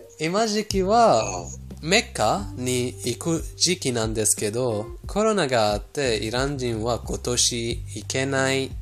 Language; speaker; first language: Japanese; non-native, fluent; Persian